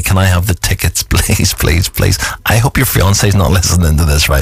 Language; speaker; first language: English; native; English